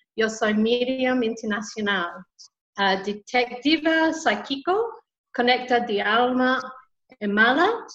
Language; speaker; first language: Spanish; non-native, learner; English